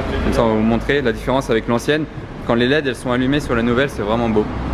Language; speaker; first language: French; native; French